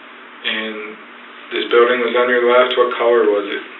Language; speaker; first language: English; native; English